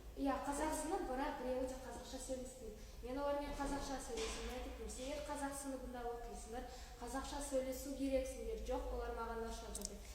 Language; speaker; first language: Kazakh; non-native, local second language; Russian